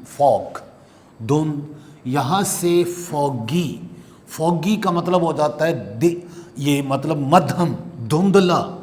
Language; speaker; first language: Urdu; non-native, local second language; Punjabi